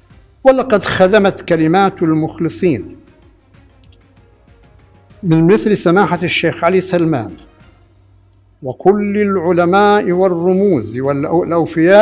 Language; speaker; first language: Arabic; native; Arabic